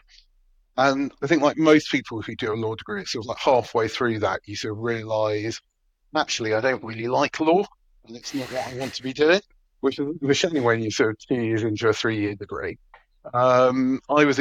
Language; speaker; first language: English; native; English